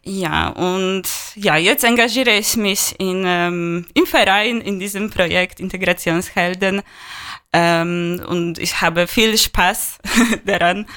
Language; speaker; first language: German; non-native, learner; Polish